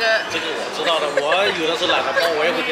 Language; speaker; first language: Chinese; native; Chinese